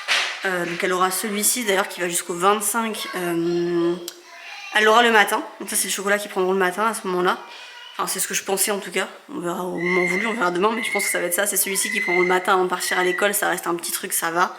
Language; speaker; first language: French; native; French